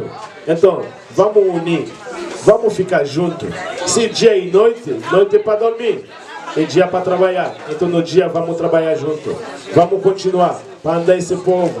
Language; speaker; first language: Portuguese; non-native, learner; Haitian Creole